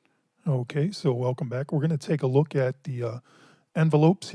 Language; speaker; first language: English; native; English